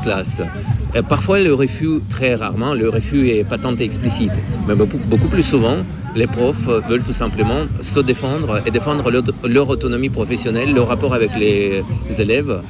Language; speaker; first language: French; non-native, fluent; Russian